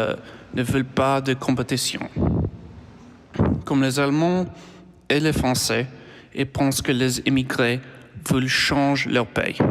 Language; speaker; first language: French; non-native, learner; English